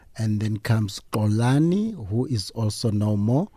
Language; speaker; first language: English; non-native, local second language; Xhosa